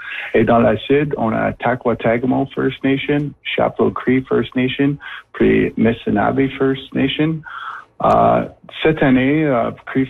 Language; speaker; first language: French; native; French